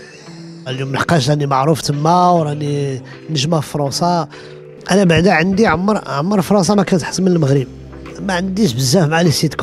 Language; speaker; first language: Arabic; early bilingual, heritage; Arabic